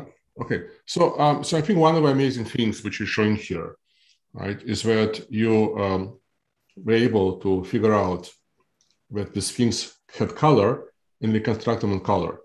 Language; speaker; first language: English; non-native, fluent; Russian